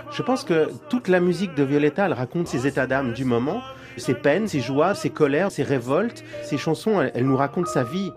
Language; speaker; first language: French; native; French